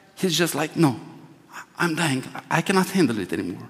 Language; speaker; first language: English; non-native, fluent; Romanian